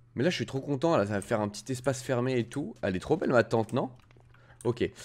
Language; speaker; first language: French; native; French